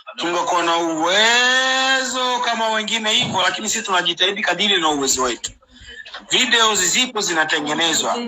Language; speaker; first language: Swahili; non-native, local second language; Rundi